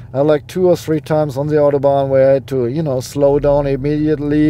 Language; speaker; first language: English; non-native, fluent; German